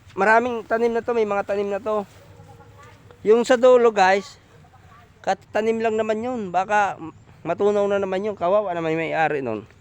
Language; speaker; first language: Filipino; non-native, local second language; Bikol